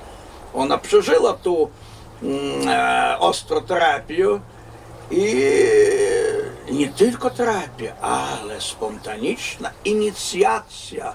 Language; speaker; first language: Polish; non-native, fluent; Russian